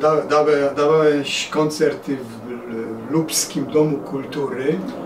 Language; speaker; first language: Polish; native; Polish